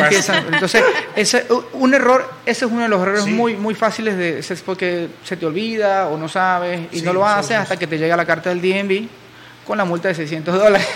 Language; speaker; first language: Spanish; native; Spanish